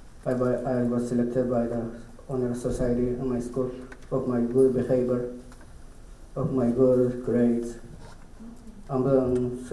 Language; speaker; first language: English; non-native, learner; Kʼicheʼ